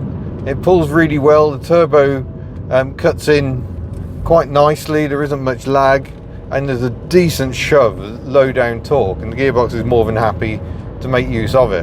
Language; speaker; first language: English; native; English